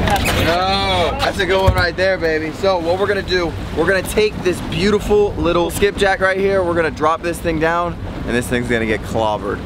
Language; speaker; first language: English; native; English